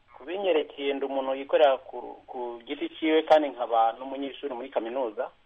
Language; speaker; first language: Rundi; early bilingual, heritage; Rundi